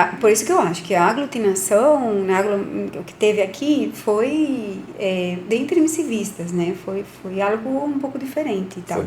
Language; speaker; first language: Portuguese; non-native, fluent; Spanish